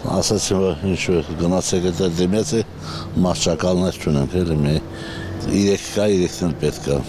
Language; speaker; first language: Armenian; native; Armenian